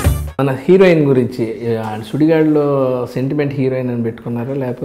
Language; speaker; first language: Telugu; native; Telugu